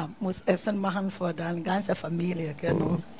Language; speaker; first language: German; non-native, learner; Akan